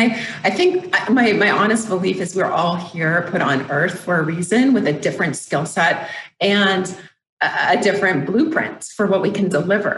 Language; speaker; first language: English; native; English